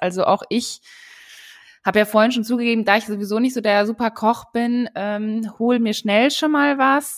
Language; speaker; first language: German; native; German